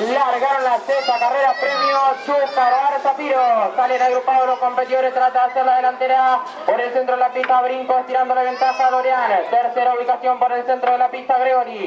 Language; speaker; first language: Spanish; native; Spanish